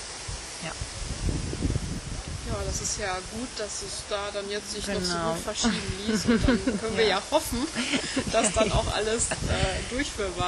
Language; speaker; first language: German; native; German